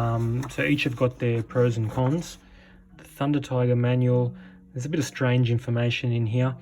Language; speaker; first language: English; native; English